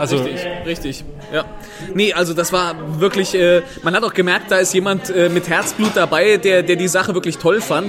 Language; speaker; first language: German; native; German